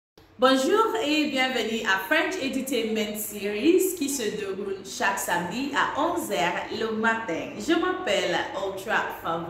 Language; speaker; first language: French; non-native, fluent; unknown